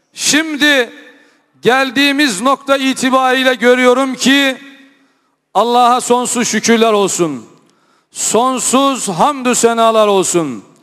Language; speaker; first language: Turkish; native; Turkish